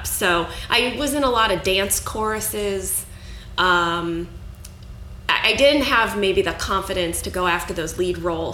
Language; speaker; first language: English; native; English